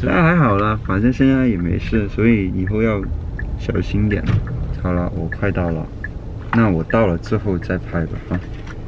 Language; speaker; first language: Chinese; non-native, local second language; Cantonese